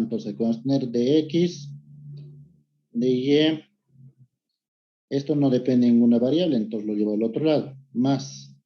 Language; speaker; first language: Spanish; native; Spanish